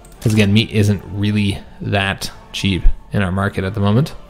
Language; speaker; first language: English; native; English